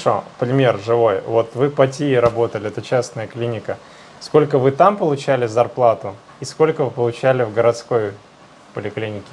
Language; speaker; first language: Russian; native; Russian